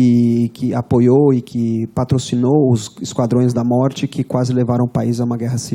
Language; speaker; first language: Portuguese; native; Portuguese